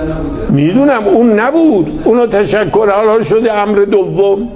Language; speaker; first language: Persian; native; Persian